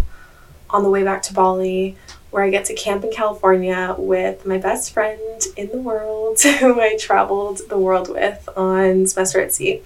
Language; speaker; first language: English; native; English